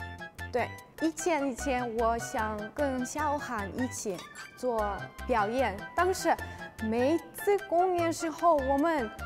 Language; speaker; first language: Chinese; non-native, learner; Russian